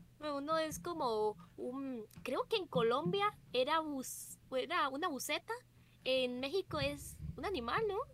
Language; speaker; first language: Spanish; native; Spanish